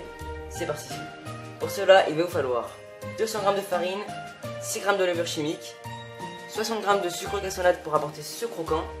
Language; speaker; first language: French; native; French